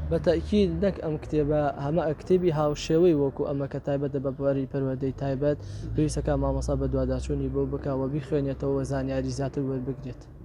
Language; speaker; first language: Central Kurdish; native; Central Kurdish